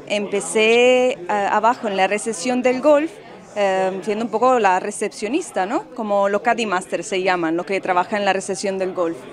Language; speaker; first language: Spanish; non-native, fluent; Italian